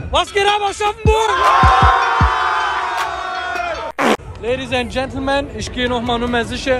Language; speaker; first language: German; native; German